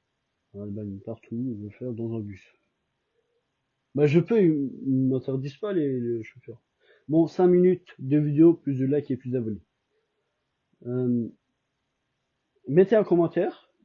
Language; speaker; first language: French; non-native, fluent; Albanian